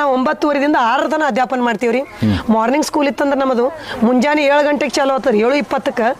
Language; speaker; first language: Kannada; native; Kannada